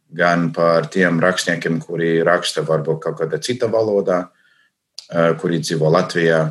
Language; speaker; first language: Latvian; non-native, fluent; English